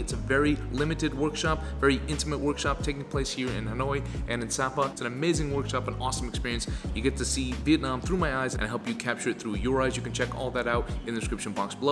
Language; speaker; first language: English; native; English